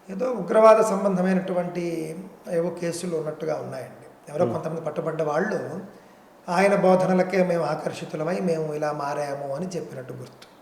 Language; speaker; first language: Telugu; native; Telugu